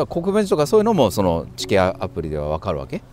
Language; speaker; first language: Japanese; native; Japanese